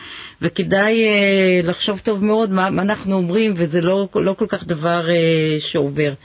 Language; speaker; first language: Hebrew; native; Hebrew